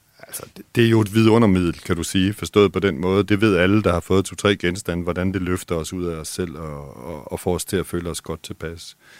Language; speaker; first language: Danish; native; Danish